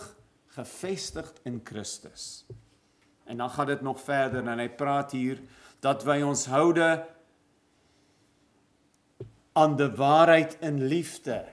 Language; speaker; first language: Dutch; non-native, fluent; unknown